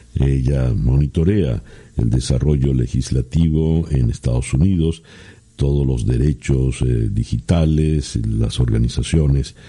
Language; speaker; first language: Spanish; native; Spanish